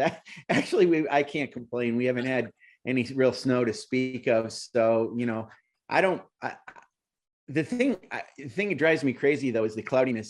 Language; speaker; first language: English; native; English